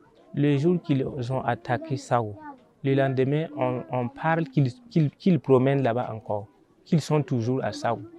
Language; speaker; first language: French; non-native, local second language; Mossi